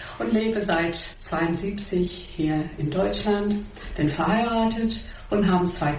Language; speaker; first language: German; non-native, fluent; English